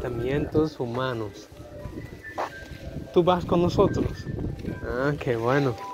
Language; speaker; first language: Spanish; non-native, learner; English